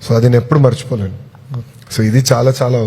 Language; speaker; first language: Telugu; native; Telugu